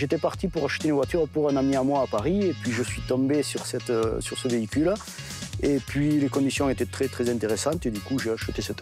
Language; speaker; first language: French; native; French